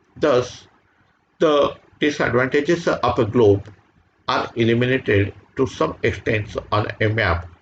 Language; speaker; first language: English; non-native, local second language; Marathi